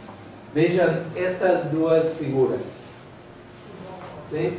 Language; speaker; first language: Portuguese; non-native, fluent; English